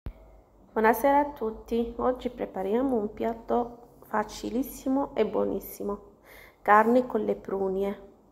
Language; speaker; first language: Italian; non-native, learner; Arabic